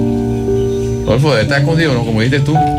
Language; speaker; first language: Spanish; native; Spanish